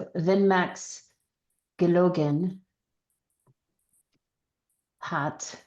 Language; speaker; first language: German; non-native, learner; English